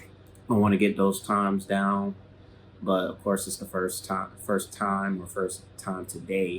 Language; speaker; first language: English; native; English